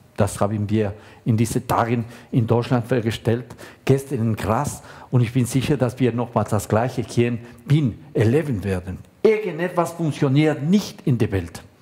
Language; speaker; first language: German; non-native, fluent; Spanish